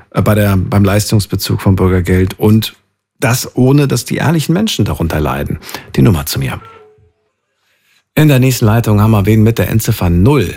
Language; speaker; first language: German; native; German